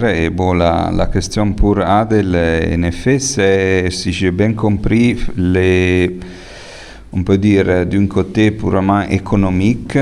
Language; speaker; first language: French; non-native, fluent; Italian